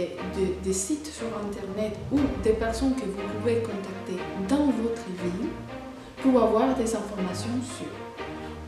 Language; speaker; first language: French; non-native, fluent; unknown